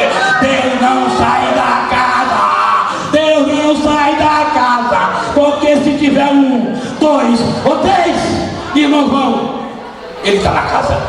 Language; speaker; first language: Portuguese; native; Portuguese